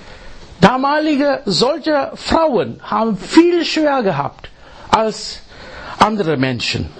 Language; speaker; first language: German; non-native, fluent; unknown